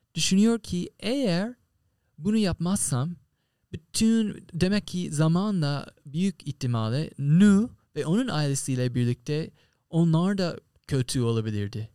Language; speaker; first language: Turkish; non-native, fluent; English